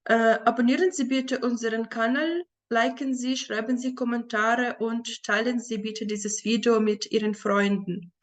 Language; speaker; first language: German; non-native, fluent; Ukrainian